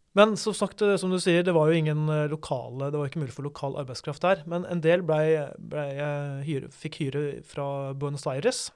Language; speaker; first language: Norwegian; native; Norwegian